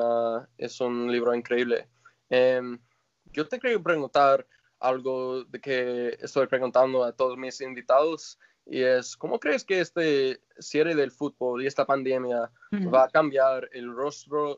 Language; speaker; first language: Spanish; non-native, fluent; English